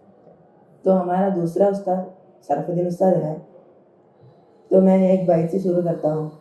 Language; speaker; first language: Hindi; non-native, learner; Malayalam